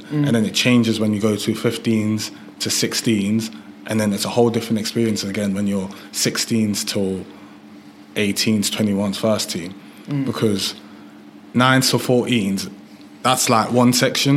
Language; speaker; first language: English; early bilingual, other home language; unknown